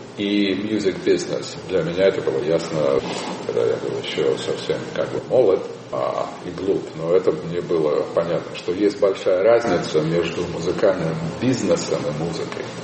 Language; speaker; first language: Russian; native; Russian